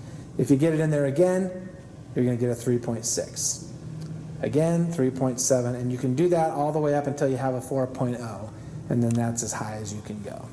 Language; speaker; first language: English; native; English